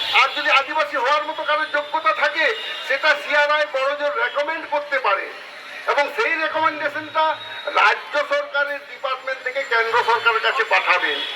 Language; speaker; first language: Bangla; non-native, local second language; Santali